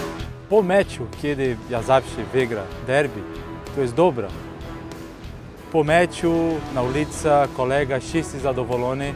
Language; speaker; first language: Polish; non-native, learner; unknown